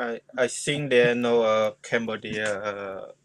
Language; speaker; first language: English; non-native, learner; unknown